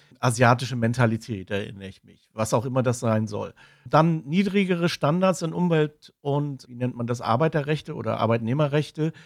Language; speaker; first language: German; native; German